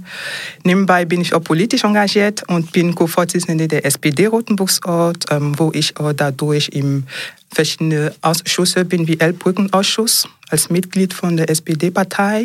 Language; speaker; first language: German; non-native, fluent; French